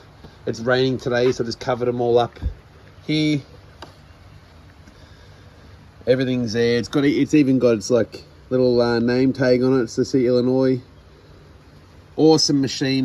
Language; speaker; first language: English; native; English